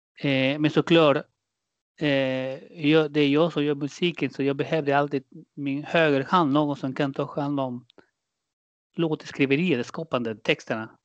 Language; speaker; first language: Swedish; non-native, fluent; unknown